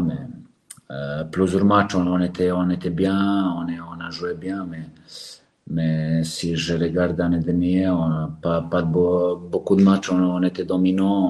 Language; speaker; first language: French; non-native, learner; Serbian